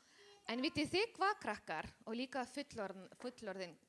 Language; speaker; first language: Icelandic; non-native, learner; Spanish